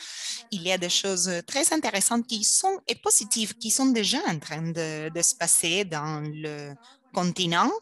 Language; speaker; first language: French; non-native, fluent; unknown